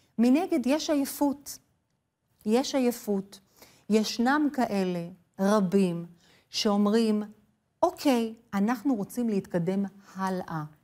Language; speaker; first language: Hebrew; non-native, fluent; English